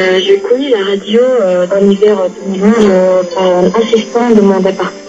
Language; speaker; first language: French; non-native, learner; Korean